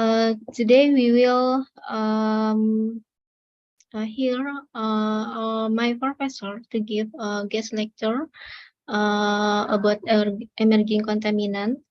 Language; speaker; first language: English; non-native, learner; Indonesian